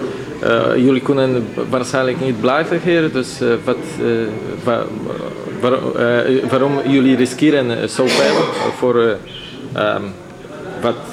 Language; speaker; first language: Dutch; non-native, learner; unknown